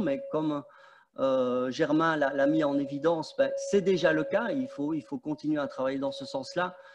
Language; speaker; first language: French; native; French